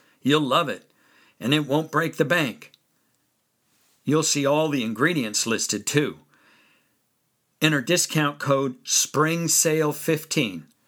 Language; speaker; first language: English; native; English